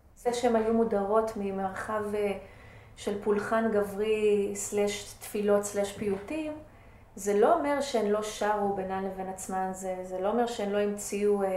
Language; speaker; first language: Hebrew; early bilingual, other home language; Persian